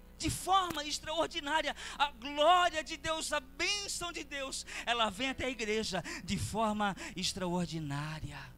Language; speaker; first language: Portuguese; native; Portuguese